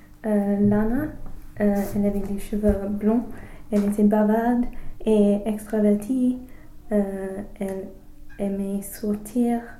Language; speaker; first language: French; non-native, learner; English